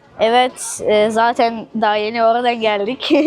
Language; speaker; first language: Turkish; early bilingual, other home language; Russian